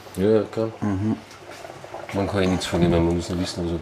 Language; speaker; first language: German; native; German